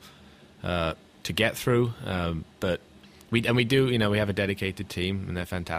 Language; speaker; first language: English; native; English